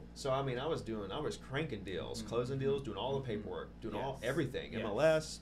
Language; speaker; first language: English; native; English